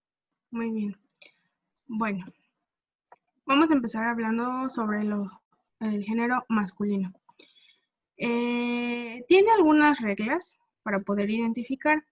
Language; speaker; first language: Spanish; non-native, fluent; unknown